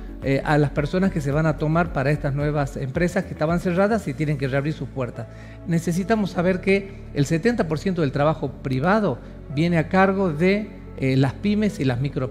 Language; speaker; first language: Spanish; native; Spanish